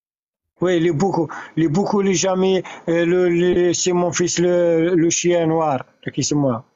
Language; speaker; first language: French; non-native, learner; Arabic